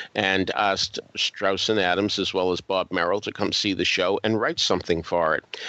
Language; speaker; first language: English; native; English